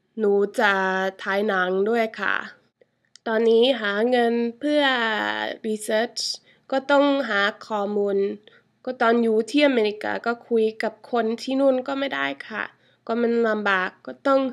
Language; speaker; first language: Thai; early bilingual, heritage; English